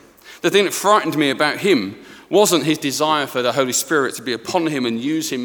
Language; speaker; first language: English; native; English